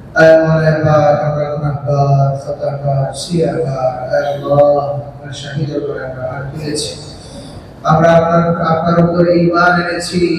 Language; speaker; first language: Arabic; non-native, fluent; Bangla